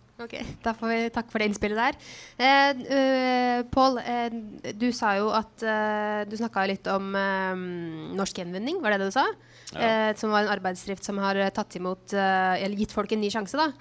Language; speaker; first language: Norwegian; native; Norwegian